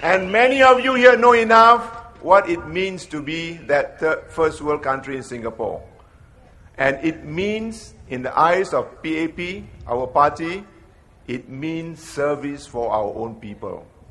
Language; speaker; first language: English; non-native, local second language; Malay